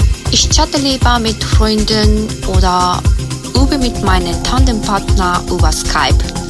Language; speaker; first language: German; non-native, learner; Japanese